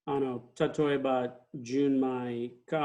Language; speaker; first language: Japanese; non-native, fluent; English